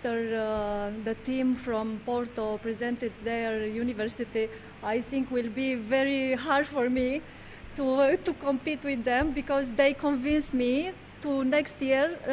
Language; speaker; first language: English; non-native, learner; Romanian